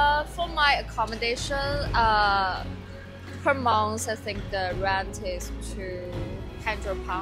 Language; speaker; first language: English; non-native, fluent; Chinese